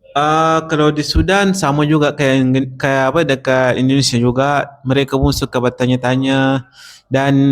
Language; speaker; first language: Indonesian; non-native, learner; Arabic